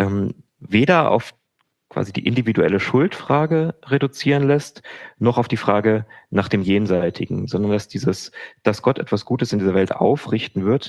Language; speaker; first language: German; native; German